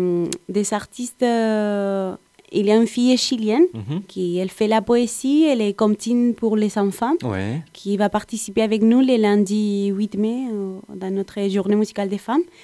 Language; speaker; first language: French; non-native, learner; Spanish